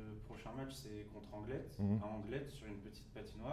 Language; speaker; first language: French; native; French